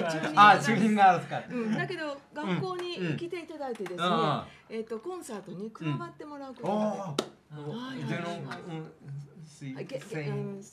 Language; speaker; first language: Japanese; native; Japanese